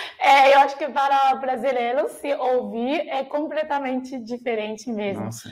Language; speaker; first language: Portuguese; non-native, fluent; Chinese